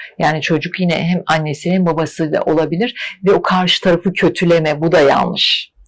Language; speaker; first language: Turkish; native; Turkish